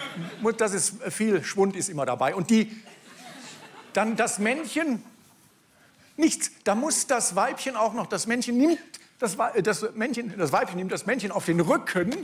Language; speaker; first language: German; native; German